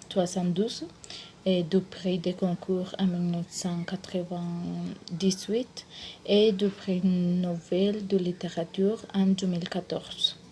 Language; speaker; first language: French; non-native, learner; Spanish